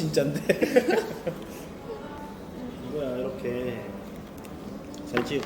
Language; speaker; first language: Korean; native; Korean